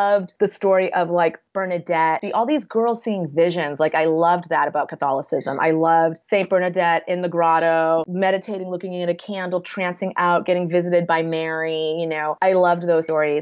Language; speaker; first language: English; native; English